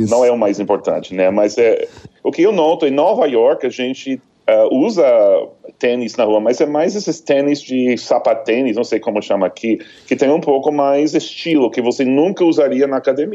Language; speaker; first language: Portuguese; non-native, fluent; English